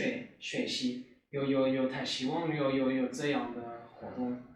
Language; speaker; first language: Chinese; non-native, learner; French